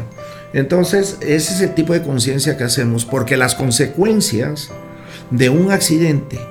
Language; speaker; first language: Spanish; native; Spanish